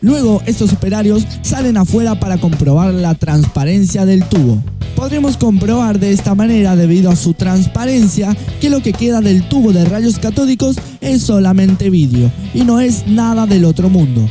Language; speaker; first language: Spanish; native; Spanish